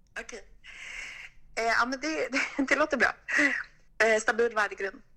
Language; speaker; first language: Swedish; native; Swedish